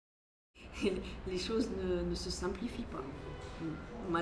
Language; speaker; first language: French; native; French